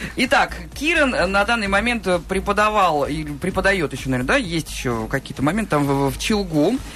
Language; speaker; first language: Russian; native; Russian